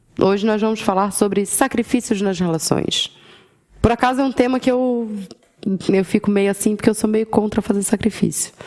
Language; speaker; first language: Portuguese; native; Portuguese